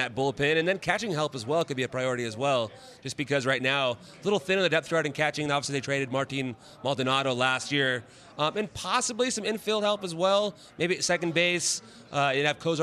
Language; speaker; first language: English; native; English